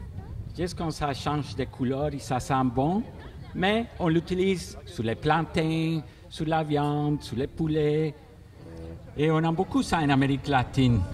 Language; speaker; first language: French; non-native, fluent; Spanish